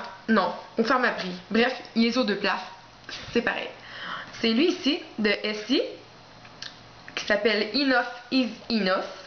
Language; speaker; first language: French; native; French